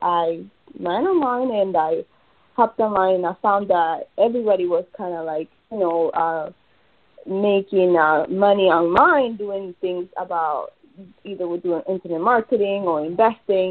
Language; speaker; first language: English; early bilingual, other home language; Spanish